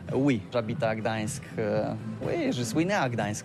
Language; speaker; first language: French; non-native, learner; Polish